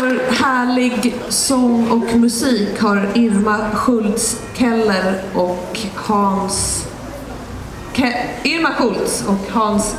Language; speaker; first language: Swedish; native; Swedish